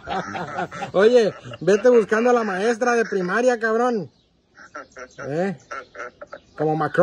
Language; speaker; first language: Spanish; native; Spanish